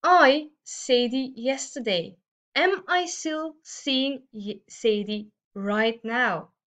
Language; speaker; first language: English; non-native, fluent; Dutch